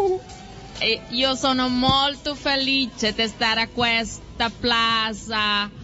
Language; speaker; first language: Italian; non-native, learner; Catalan